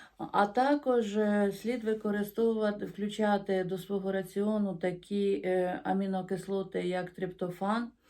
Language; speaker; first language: Ukrainian; non-native, local second language; Russian